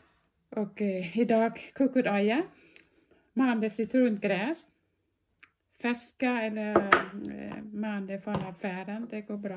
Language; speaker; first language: Swedish; non-native, fluent; Thai